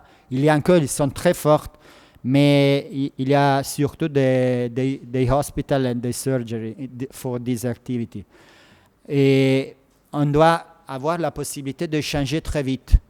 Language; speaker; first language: French; non-native, fluent; Italian